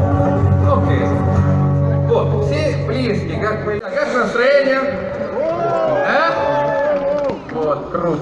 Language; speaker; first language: Russian; non-native, fluent; Italian